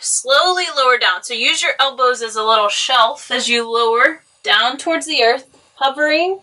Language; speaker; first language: English; native; English